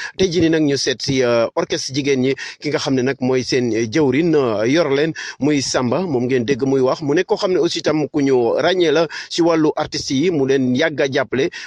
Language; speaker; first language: Wolof; non-native, local second language; Serer